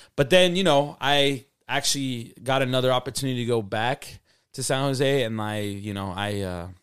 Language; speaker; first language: English; native; English